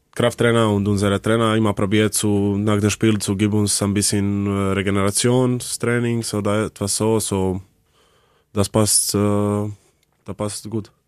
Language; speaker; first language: German; non-native, learner; Croatian